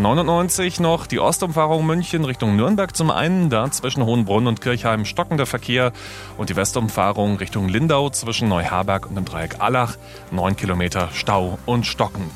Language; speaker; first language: German; native; German